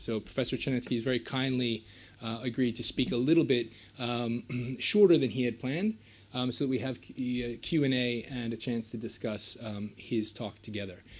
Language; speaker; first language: English; native; English